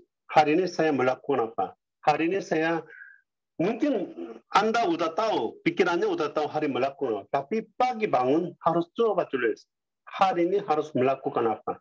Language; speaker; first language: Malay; non-native, learner; Korean